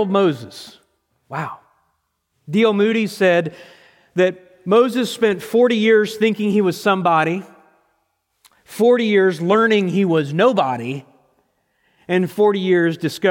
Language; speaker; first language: English; native; English